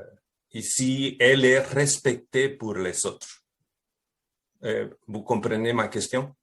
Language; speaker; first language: French; non-native, fluent; Spanish